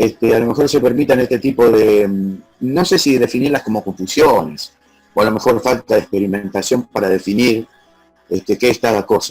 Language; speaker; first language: Spanish; native; Spanish